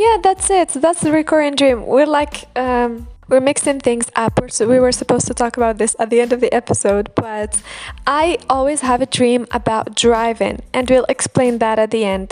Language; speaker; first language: English; non-native, fluent; Arabic